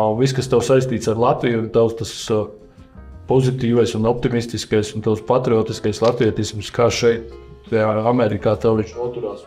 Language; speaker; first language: Latvian; native; Latvian